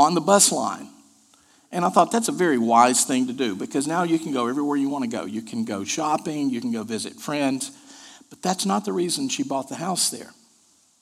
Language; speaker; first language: English; native; English